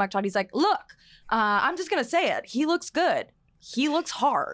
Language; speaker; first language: English; native; English